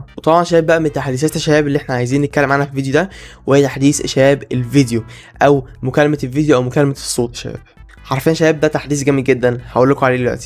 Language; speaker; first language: Arabic; native; Arabic